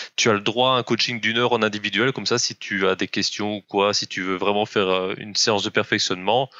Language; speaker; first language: French; native; French